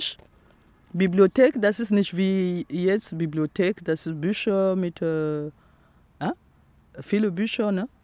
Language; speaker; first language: German; non-native, local second language; French